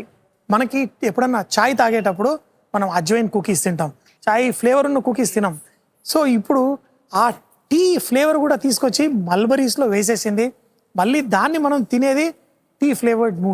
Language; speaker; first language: Telugu; native; Telugu